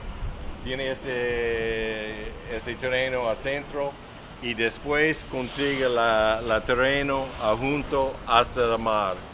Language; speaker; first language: Spanish; non-native, learner; English